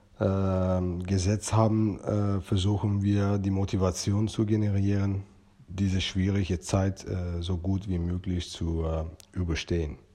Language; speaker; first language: German; non-native, fluent; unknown